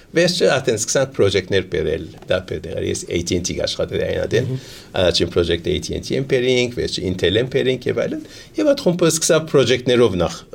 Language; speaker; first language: Armenian; early bilingual, heritage; Armenian